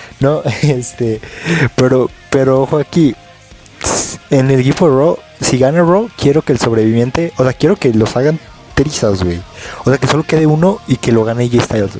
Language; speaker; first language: Spanish; native; Spanish